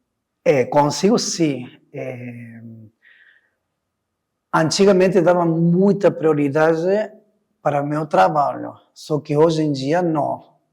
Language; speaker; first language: Portuguese; non-native, fluent; Spanish